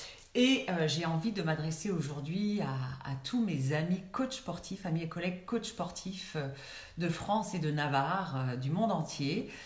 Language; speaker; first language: French; native; French